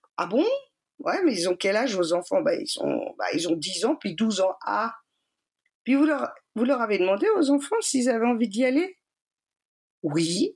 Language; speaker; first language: French; native; French